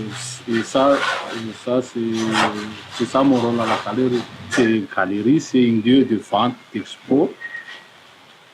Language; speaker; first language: French; non-native, local second language; Malagasy